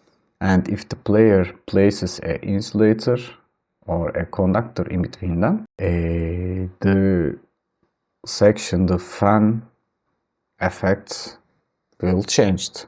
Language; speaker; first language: English; non-native, fluent; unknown